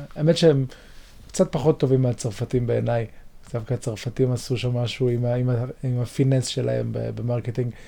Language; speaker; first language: Hebrew; native; Hebrew